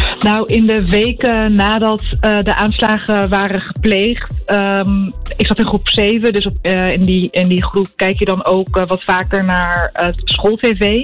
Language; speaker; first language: Dutch; early bilingual, other home language; Arabic